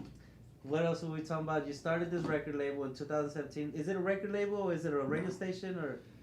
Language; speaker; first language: English; native; English